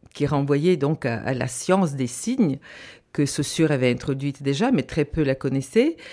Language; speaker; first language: French; non-native, fluent; Bulgarian